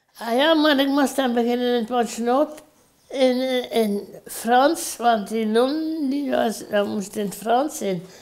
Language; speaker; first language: Dutch; native; Dutch